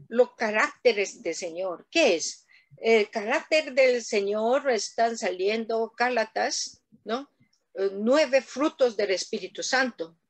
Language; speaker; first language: Spanish; non-native, learner; Korean